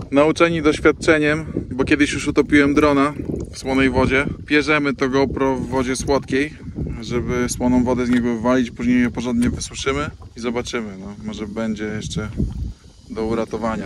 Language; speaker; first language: Polish; native; Polish